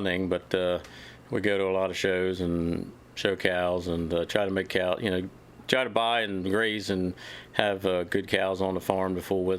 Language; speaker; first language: English; native; English